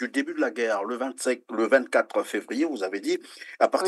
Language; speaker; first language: French; native; French